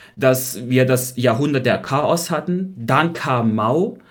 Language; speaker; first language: German; early bilingual, heritage; Chinese